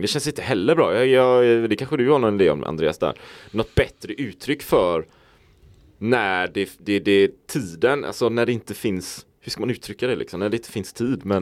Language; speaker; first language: Swedish; native; Swedish